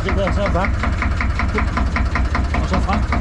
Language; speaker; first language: Danish; native; Danish